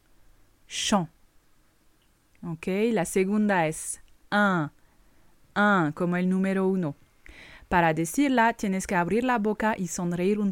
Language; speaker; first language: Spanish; non-native, fluent; French